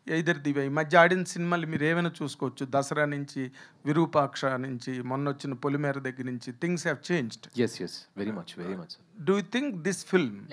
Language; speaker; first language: Telugu; native; Telugu